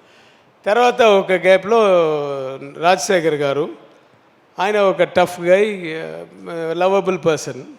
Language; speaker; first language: Telugu; non-native, learner; Tamil